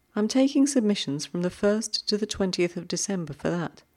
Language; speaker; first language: English; native; English